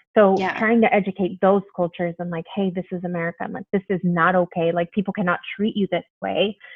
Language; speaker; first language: English; early bilingual, other home language; Spanish